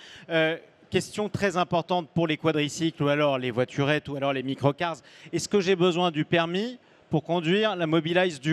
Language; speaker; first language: French; native; French